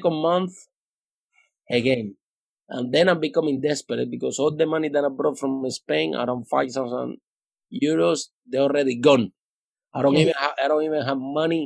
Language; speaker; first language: English; non-native, fluent; Spanish